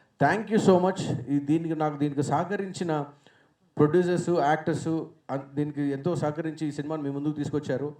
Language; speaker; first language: Telugu; native; Telugu